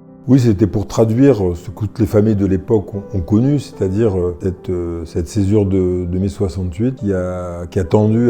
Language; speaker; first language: French; native; French